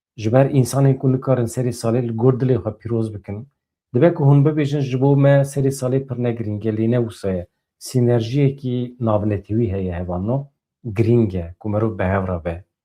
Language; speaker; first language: Kurdish; native; Kurdish